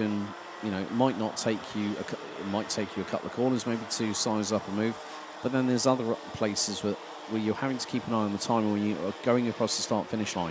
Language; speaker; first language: English; non-native, fluent; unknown